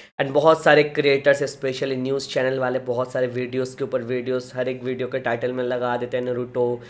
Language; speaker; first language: Hindi; native; Hindi